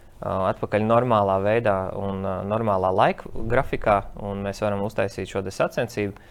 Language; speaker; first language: Latvian; native; Latvian